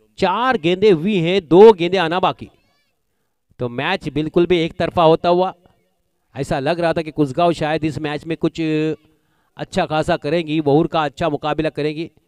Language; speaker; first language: Hindi; non-native, local second language; Marathi